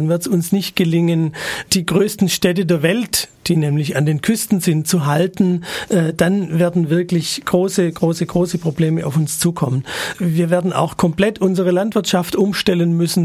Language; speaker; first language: German; native; German